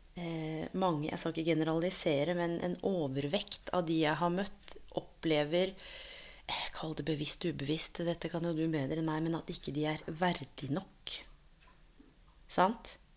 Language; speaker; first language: Norwegian; native; Norwegian